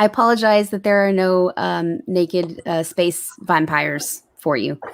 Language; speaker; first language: English; native; English